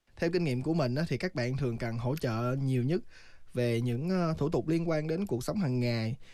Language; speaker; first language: Vietnamese; native; Vietnamese